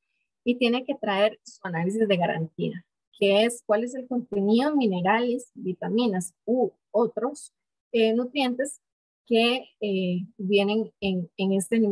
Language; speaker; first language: Spanish; native; Spanish